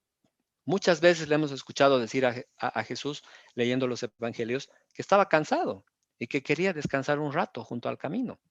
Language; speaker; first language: Spanish; native; Spanish